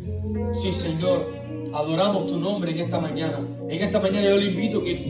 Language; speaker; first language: Spanish; native; Spanish